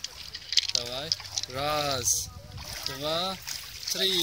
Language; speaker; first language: Russian; non-native, learner; Turkish